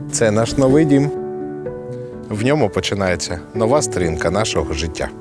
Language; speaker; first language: Ukrainian; native; Ukrainian